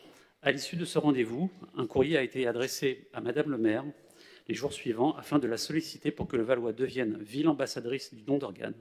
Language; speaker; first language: French; native; French